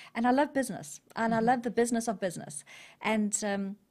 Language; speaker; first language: English; native; English